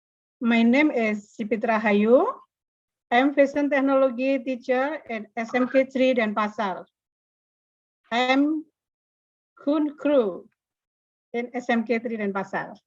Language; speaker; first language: English; non-native, learner; Indonesian